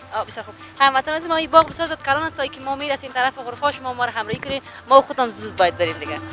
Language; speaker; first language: Persian; native; Persian